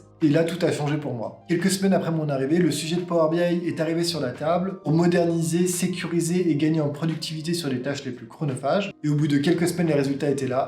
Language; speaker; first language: French; native; French